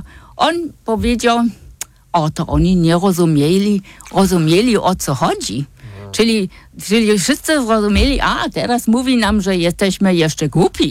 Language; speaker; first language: Polish; non-native, fluent; German